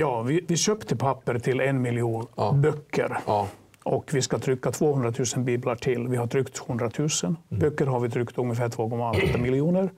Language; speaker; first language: Swedish; non-native, fluent; Finnish